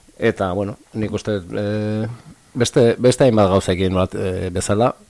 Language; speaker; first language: Basque; native; Basque